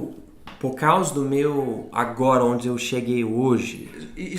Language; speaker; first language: Portuguese; non-native, fluent; English